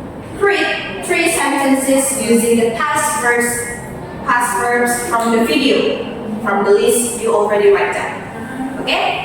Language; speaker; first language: English; non-native, fluent; Indonesian